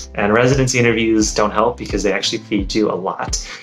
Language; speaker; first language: English; native; English